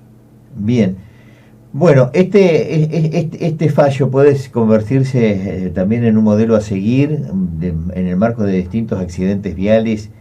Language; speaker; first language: Spanish; native; Spanish